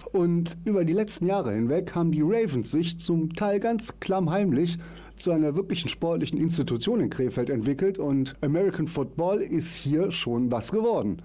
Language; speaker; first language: German; native; German